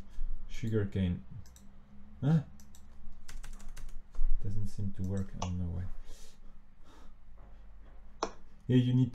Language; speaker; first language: English; non-native, fluent; French